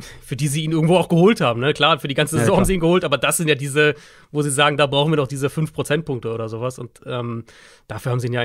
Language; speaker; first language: German; native; German